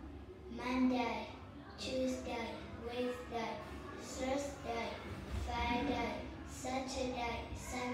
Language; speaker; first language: English; non-native, learner; Vietnamese